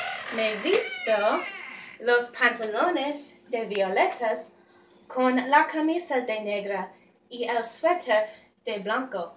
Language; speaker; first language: Spanish; non-native, learner; English